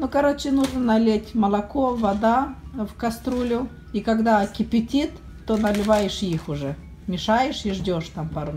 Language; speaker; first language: Russian; non-native, fluent; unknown